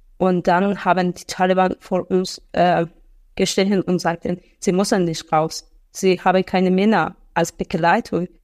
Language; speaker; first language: German; non-native, fluent; Persian